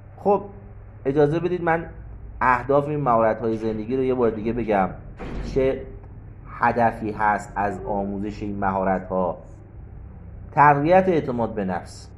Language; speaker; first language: Persian; non-native, local second language; Azerbaijani